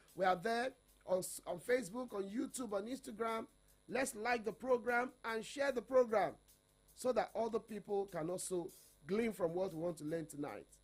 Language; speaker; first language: English; non-native, local second language; Yoruba